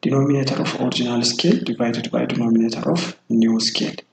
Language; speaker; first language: English; non-native, local second language; Amharic